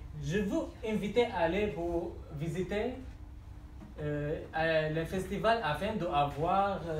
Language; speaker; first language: French; non-native, learner; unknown